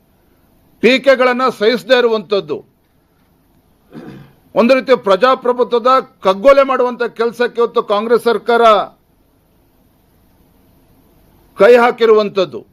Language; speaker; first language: Kannada; native; Kannada